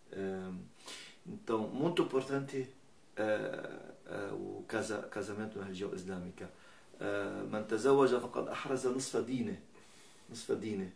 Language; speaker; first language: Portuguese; non-native, learner; Persian